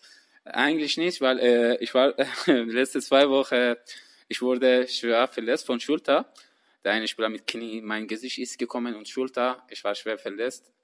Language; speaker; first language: German; non-native, learner; Persian